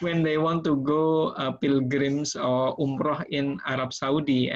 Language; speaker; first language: English; non-native, learner; Indonesian